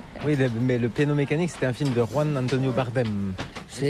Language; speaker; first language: French; native; French